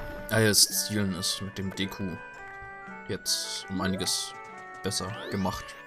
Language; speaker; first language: German; native; German